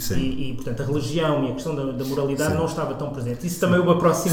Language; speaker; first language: Portuguese; native; Portuguese